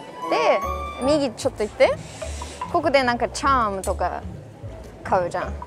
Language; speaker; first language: Japanese; non-native, fluent; English